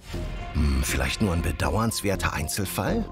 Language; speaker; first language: German; native; German